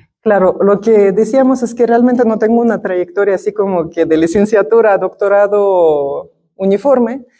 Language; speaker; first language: Spanish; non-native, fluent; Russian